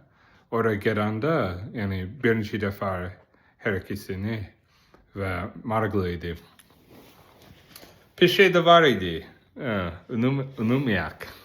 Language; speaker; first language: Turkish; non-native, learner; Azerbaijani